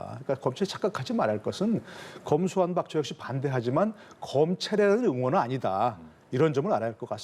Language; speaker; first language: Korean; native; Korean